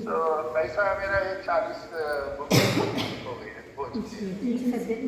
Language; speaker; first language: Hindi; non-native, local second language; Kannada